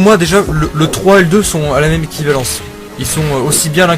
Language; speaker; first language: French; native; French